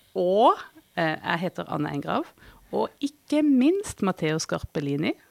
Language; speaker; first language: Norwegian; native; Norwegian